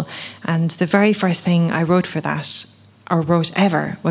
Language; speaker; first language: English; native; English